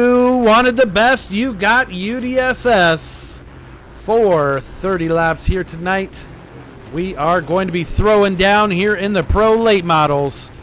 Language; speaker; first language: English; native; English